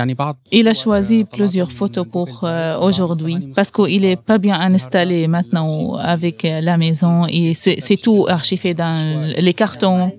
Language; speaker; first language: French; non-native, learner; Arabic